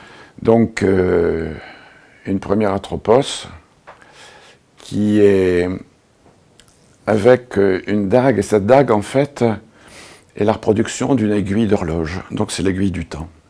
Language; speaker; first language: French; native; French